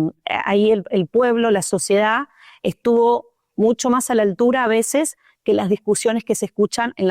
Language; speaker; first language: Spanish; native; Spanish